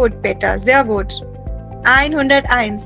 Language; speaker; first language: German; non-native, fluent; Hindi